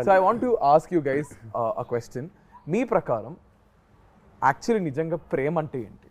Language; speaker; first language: Telugu; native; Telugu